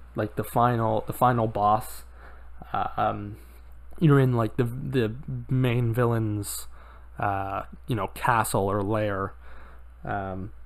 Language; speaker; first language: English; native; English